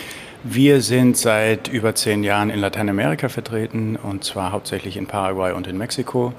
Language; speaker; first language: German; native; German